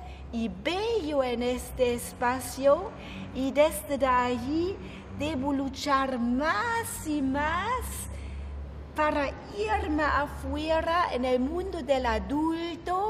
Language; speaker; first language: Spanish; non-native, fluent; German